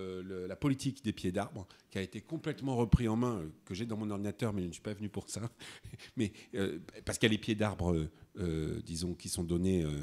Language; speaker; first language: French; native; French